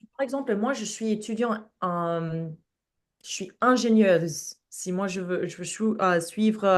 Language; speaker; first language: French; non-native, fluent; English